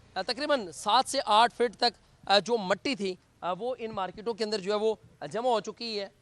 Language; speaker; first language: Urdu; native; Urdu